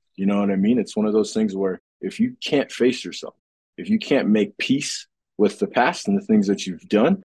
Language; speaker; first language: English; native; English